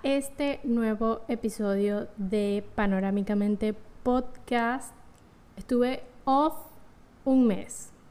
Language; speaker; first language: Spanish; native; Spanish